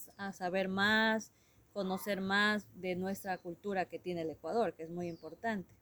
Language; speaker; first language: Spanish; non-native, local second language; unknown